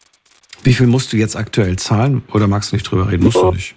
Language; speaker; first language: German; native; German